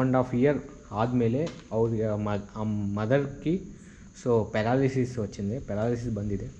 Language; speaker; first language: Kannada; non-native, local second language; Telugu